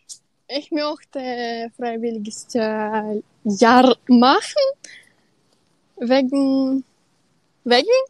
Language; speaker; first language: German; non-native, learner; Russian